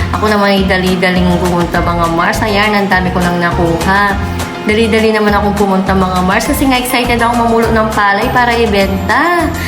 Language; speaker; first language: Filipino; non-native, local second language; Pampanga